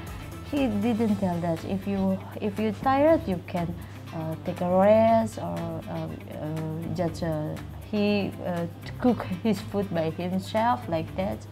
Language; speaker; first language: English; non-native, learner; Indonesian